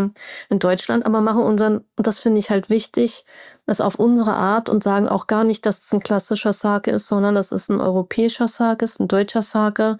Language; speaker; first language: German; native; German